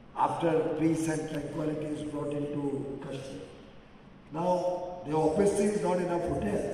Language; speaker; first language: English; non-native, local second language; Hindi